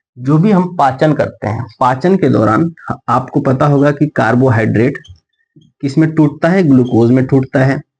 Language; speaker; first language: Hindi; native; Hindi